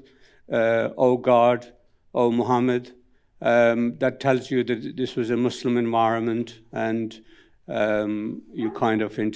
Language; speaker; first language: English; non-native, local second language; Punjabi